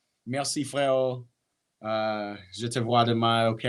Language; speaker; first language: French; non-native, learner; English